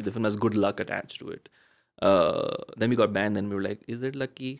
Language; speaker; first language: English; non-native, local second language; Urdu